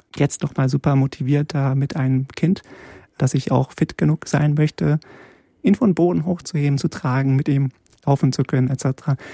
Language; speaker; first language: German; early bilingual, other home language; Polish